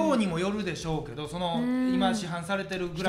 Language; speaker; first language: Japanese; native; Japanese